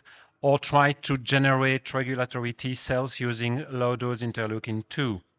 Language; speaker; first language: English; non-native, fluent; French